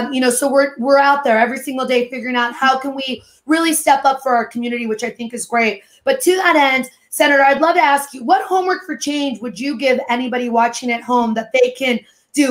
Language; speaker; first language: English; early bilingual, other home language; Spanish